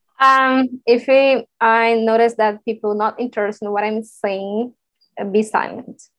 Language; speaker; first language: English; non-native, learner; Portuguese